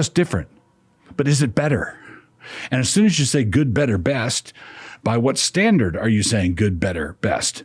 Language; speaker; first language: English; native; English